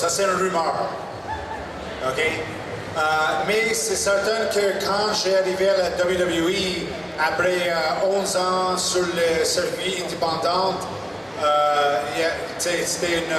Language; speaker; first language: French; non-native, local second language; English